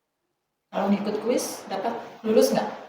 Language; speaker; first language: Indonesian; native; Indonesian